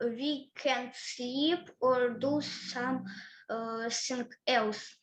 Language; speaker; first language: English; early bilingual, other home language; Ukrainian